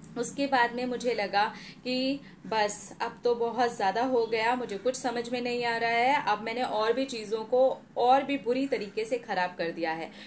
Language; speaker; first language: Hindi; native; Hindi